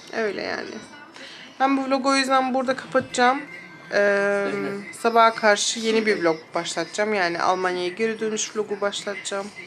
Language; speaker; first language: Turkish; early bilingual, heritage; Turkish